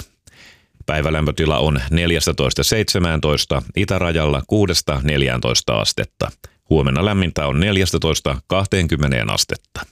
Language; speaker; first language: Finnish; native; Finnish